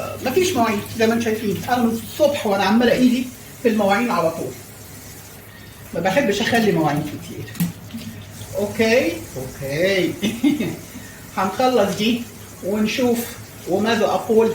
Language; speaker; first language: Arabic; native; Arabic